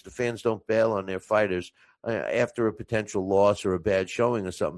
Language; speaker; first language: English; native; English